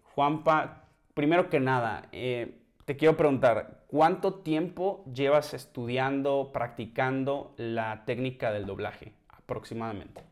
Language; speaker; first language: Spanish; native; Spanish